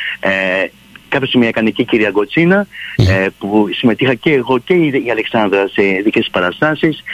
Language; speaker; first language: Greek; early bilingual, heritage; Greek